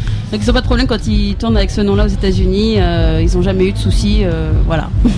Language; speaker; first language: French; native; French